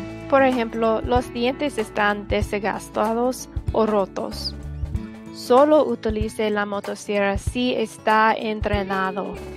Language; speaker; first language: Spanish; non-native, learner; English